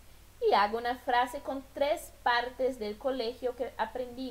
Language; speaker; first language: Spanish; non-native, fluent; Portuguese